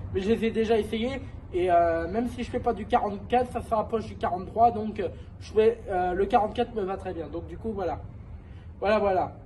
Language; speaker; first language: French; native; French